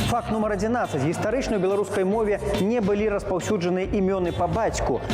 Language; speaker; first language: Belarusian; non-native, local second language; Russian